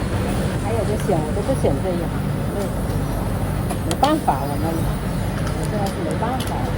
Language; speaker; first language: Chinese; native; Chinese